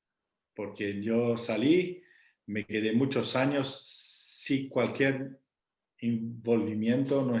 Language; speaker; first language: Spanish; non-native, fluent; Portuguese